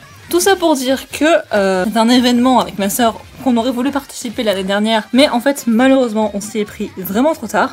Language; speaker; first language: French; native; French